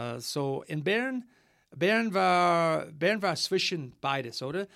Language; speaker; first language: German; non-native, learner; English